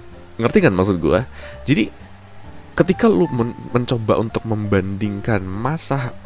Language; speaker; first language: Indonesian; native; Indonesian